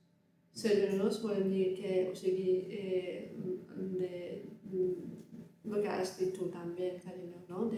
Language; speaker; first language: Catalan; non-native, learner; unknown